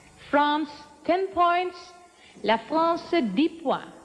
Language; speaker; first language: English; non-native, fluent; Dutch